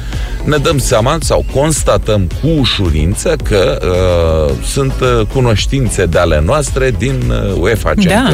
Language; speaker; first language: Romanian; native; Romanian